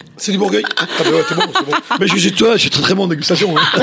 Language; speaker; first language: French; native; French